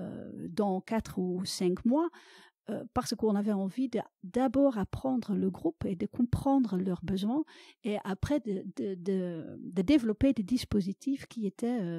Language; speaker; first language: French; non-native, fluent; Dutch